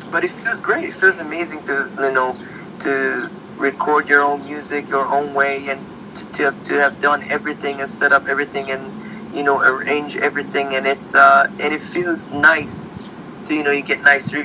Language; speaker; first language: English; early bilingual, other home language; Slovak